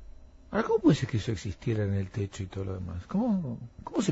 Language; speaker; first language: Spanish; native; Spanish